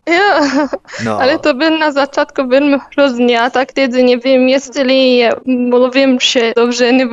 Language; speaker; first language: Czech; non-native, learner; Arabic